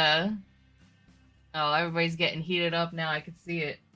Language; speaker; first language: English; native; English